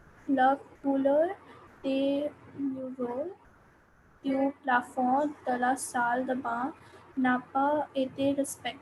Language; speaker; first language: French; non-native, learner; Hindi